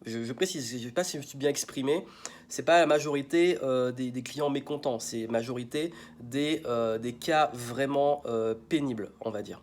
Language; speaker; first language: French; native; French